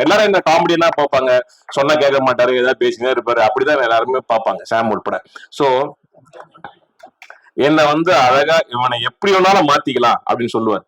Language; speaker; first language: Tamil; native; Tamil